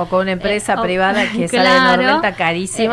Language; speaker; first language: Spanish; native; Spanish